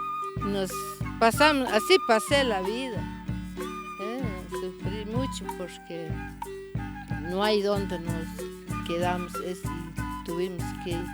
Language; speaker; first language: Spanish; non-native, local second language; Kaqchikel